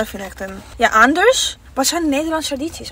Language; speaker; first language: Dutch; non-native, learner; Italian